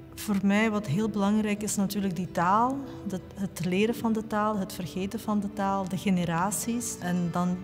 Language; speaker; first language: Dutch; early bilingual, other home language; Georgian